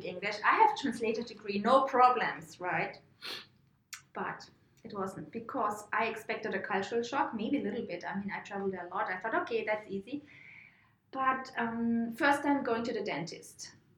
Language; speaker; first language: English; non-native, fluent; German